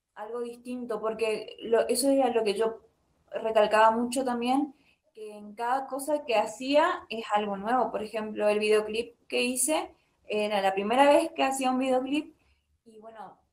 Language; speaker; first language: Spanish; native; Spanish